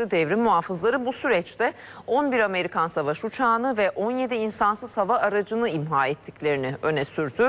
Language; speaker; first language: Turkish; native; Turkish